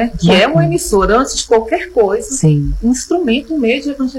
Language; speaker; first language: Portuguese; native; Portuguese